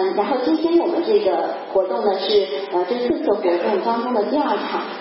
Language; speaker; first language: Chinese; native; Chinese